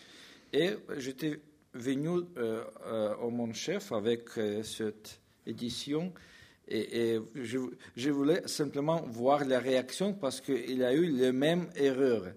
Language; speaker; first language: French; non-native, fluent; Russian